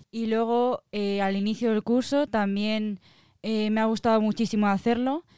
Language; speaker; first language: Spanish; native; Spanish